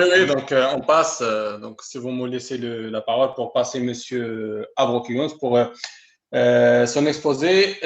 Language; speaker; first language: French; non-native, local second language; Arabic